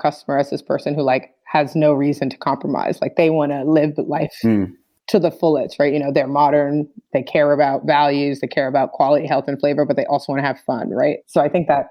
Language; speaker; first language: English; native; English